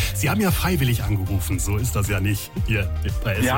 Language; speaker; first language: German; native; German